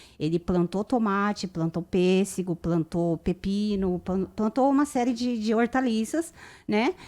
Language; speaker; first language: Portuguese; early bilingual, other home language; Japanese